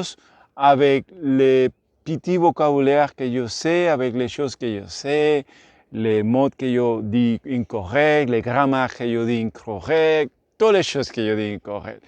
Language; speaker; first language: French; non-native, learner; Spanish